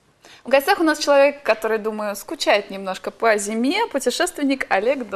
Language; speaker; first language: Russian; native; Russian